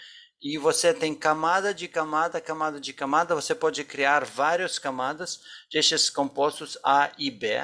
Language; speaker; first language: Portuguese; non-native, fluent; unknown